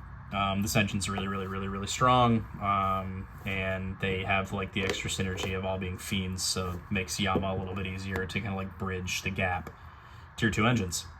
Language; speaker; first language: English; native; English